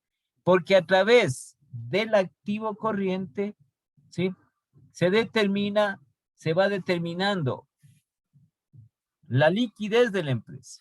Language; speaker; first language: Spanish; native; Spanish